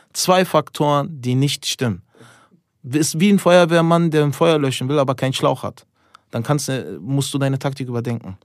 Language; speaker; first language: German; early bilingual, other home language; Turkish